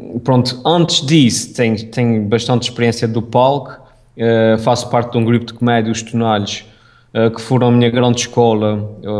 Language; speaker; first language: Portuguese; native; Portuguese